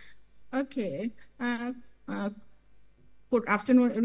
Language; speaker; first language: English; non-native, learner; Thai